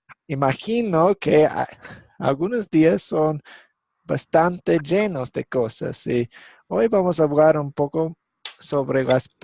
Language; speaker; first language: Spanish; non-native, fluent; English